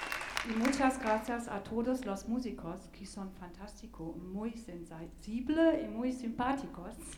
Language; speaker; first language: Spanish; non-native, learner; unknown